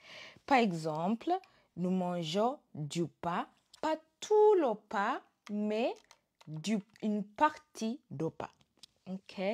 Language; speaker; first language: French; non-native, fluent; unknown